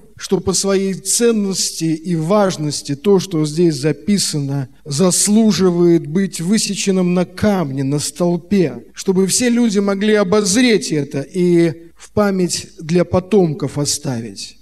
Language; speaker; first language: Russian; native; Russian